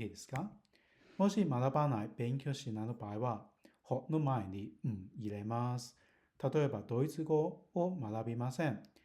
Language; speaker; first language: Japanese; non-native, learner; Cantonese